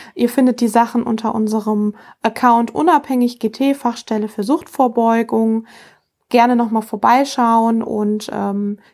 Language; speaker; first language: German; native; German